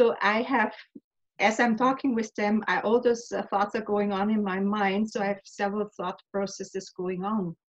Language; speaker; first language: English; non-native, fluent; German